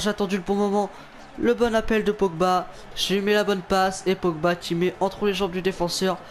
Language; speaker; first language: French; native; French